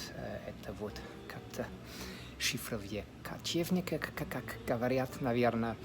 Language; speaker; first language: Russian; non-native, fluent; English